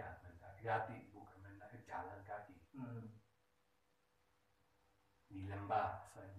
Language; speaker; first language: Indonesian; early bilingual, heritage; Dutch